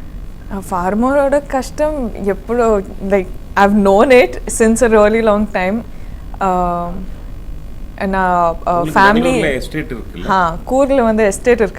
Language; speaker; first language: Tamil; non-native, learner; Kodava